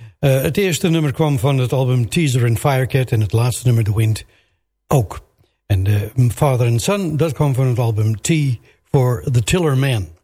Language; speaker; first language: Dutch; native; Dutch